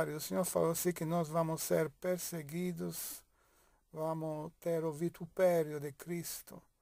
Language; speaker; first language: Portuguese; non-native, fluent; Italian